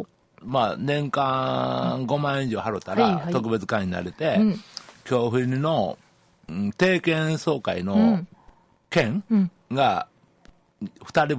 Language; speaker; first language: Japanese; native; Japanese